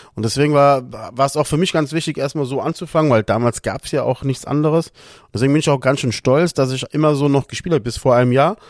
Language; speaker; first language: German; early bilingual, other home language; Portuguese